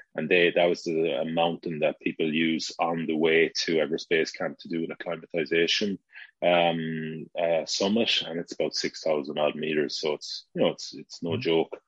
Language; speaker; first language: English; native; English